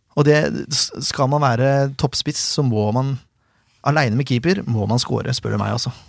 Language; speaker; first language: Norwegian; native; Norwegian